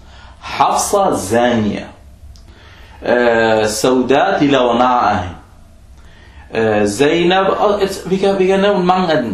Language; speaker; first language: Danish; early bilingual, other home language; Arabic